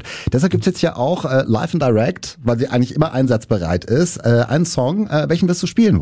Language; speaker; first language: German; native; German